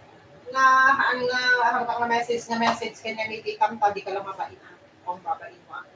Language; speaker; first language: Filipino; native; Filipino